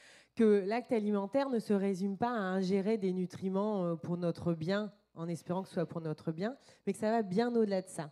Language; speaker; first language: French; native; French